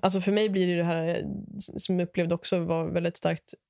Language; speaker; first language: Swedish; native; Swedish